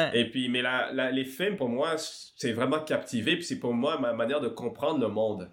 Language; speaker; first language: French; early bilingual, other home language; Swahili